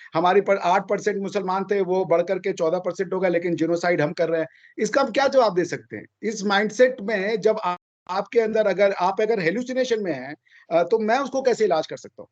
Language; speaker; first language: Hindi; native; Hindi